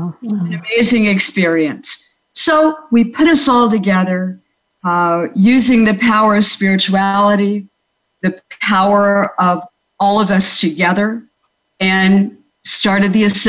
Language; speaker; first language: English; native; English